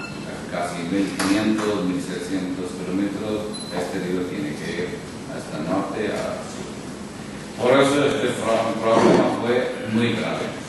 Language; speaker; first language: Spanish; non-native, local second language; Urdu